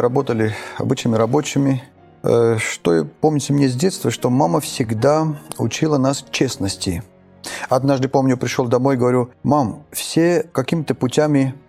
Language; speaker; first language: Russian; non-native, local second language; Armenian